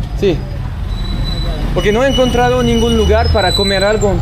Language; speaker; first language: Spanish; non-native, learner; French